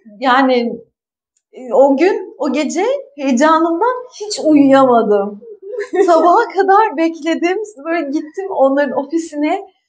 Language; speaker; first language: Turkish; native; Turkish